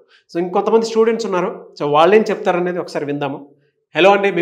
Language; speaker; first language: Telugu; native; Telugu